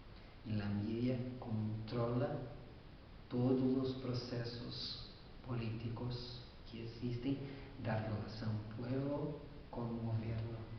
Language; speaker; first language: Spanish; non-native, fluent; Portuguese